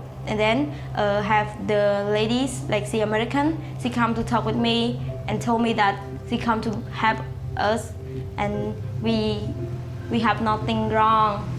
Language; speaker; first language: English; non-native, learner; Khmer